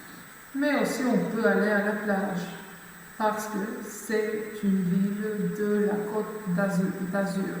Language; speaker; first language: French; non-native, fluent; Macedonian